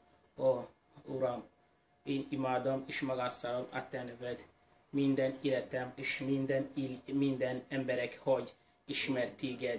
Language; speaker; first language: Hungarian; non-native, learner; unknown